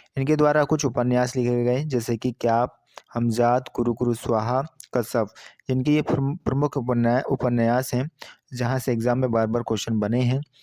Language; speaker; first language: Hindi; native; Hindi